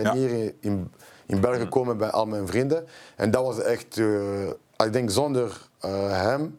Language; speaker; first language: Dutch; non-native, local second language; French